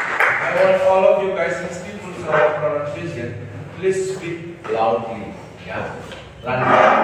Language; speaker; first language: English; non-native, fluent; Indonesian